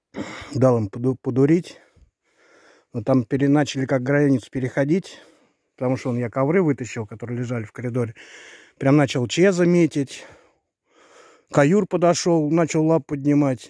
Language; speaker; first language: Russian; native; Russian